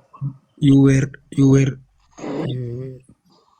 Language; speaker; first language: English; non-native, learner; Amharic